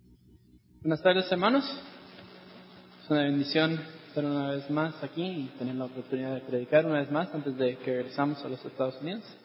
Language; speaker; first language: Spanish; non-native, fluent; English